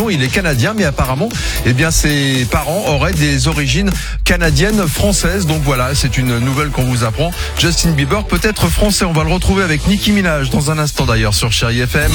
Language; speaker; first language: French; native; French